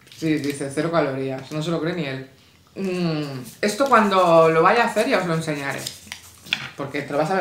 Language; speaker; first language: Spanish; native; Spanish